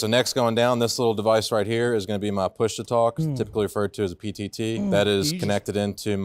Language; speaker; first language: English; native; English